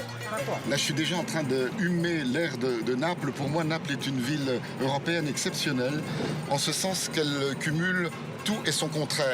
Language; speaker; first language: French; native; French